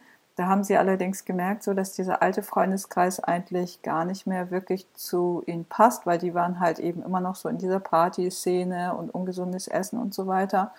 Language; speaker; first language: German; native; German